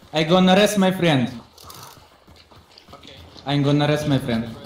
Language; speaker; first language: English; non-native, learner; Italian